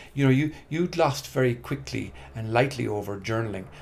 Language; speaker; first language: English; native; English